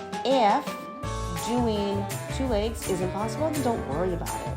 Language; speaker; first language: English; native; English